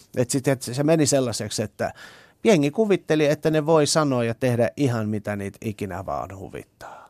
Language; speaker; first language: Finnish; early bilingual, other home language; Persian